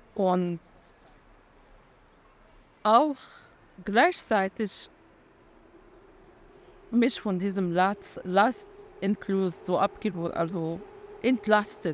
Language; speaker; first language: German; non-native, fluent; Arabic